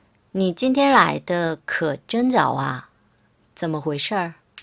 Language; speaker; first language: Chinese; non-native, fluent; Korean